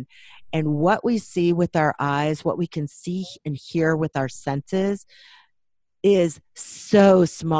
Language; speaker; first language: English; native; English